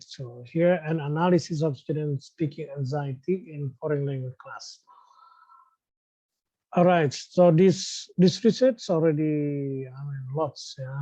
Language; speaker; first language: English; non-native, fluent; Indonesian